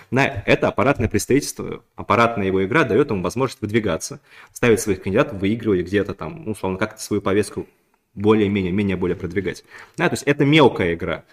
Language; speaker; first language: Russian; native; Russian